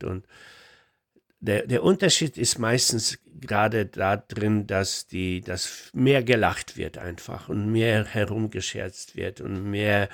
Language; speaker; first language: German; non-native, fluent; Polish